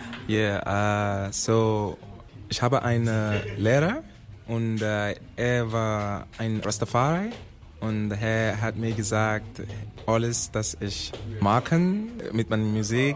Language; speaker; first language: German; non-native, learner; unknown